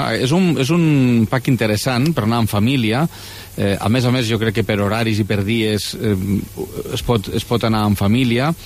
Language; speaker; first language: Catalan; native; Catalan